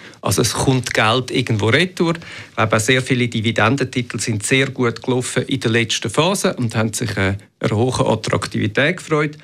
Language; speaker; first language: German; native; German